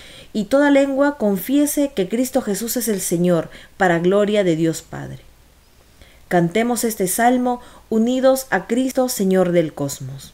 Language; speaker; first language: Spanish; native; Spanish